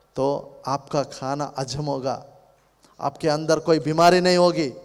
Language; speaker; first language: Hindi; non-native, local second language; Telugu